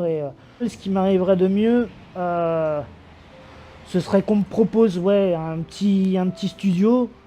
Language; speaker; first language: French; native; French